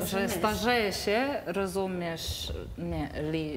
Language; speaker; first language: Polish; non-native, fluent; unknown